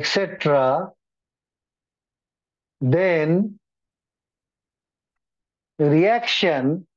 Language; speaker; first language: English; non-native, local second language; Hindi